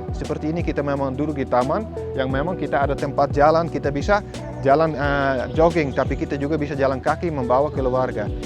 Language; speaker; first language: Indonesian; non-native, fluent; Dutch